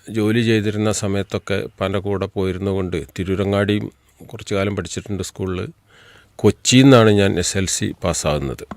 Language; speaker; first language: Malayalam; native; Malayalam